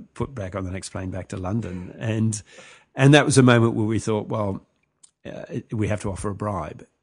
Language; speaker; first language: English; native; English